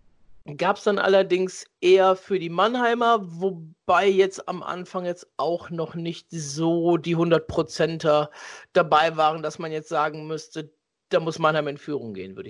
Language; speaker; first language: German; native; German